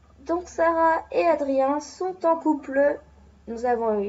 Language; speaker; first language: French; native; French